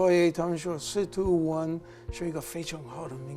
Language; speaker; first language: Chinese; non-native, learner; English